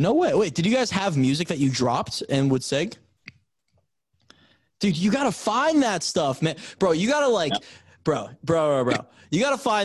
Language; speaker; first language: English; native; English